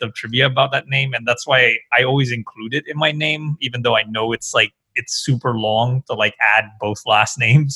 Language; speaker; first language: English; non-native, local second language; Filipino